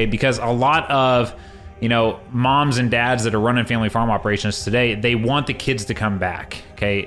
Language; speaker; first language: English; native; English